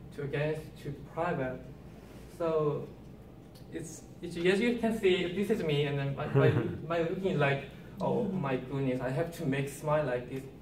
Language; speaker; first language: English; non-native, learner; Korean